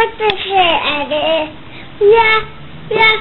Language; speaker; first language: Spanish; native; Spanish